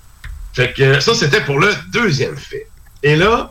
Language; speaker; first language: French; native; French